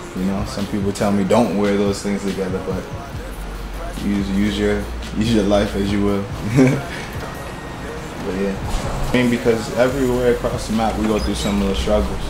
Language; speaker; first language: English; native; English